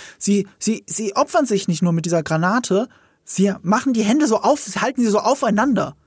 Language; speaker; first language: German; native; German